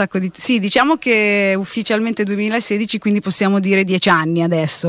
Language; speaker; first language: Italian; native; Italian